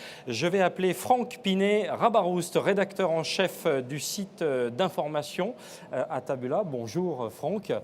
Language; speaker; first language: French; native; French